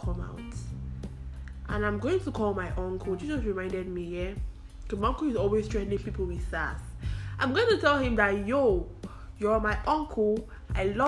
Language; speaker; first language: English; non-native, local second language; Igbo